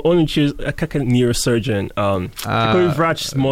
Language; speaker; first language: Russian; non-native, learner; English